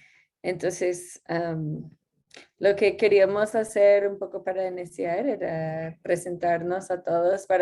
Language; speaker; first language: Spanish; non-native, fluent; English